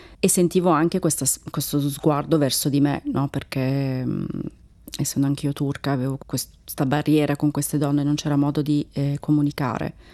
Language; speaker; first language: Italian; early bilingual, other home language; Turkish